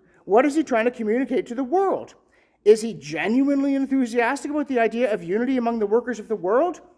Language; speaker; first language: English; native; English